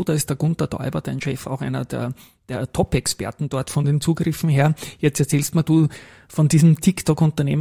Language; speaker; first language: German; native; German